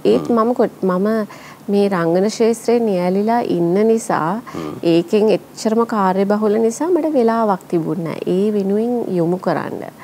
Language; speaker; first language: Sinhala; non-native, local second language; English